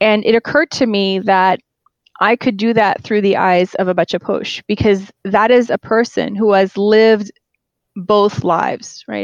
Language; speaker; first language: English; native; English